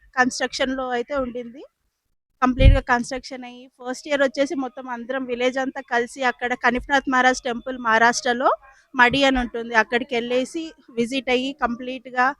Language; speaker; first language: Telugu; non-native, local second language; Lambadi